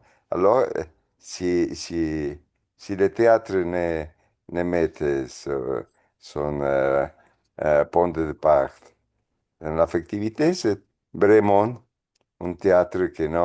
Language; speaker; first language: French; non-native, fluent; Spanish